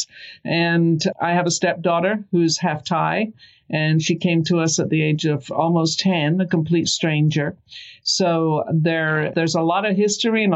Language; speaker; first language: English; native; English